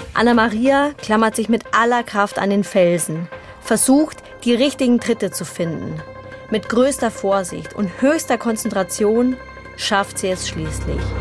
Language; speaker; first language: German; native; German